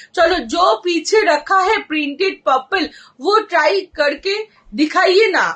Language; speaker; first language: Hindi; non-native, local second language; Bangla